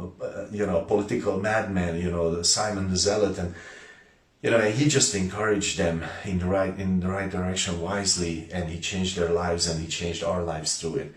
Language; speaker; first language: English; non-native, fluent; Hungarian